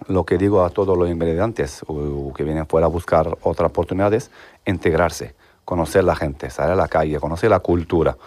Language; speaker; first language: Spanish; non-native, fluent; Arabic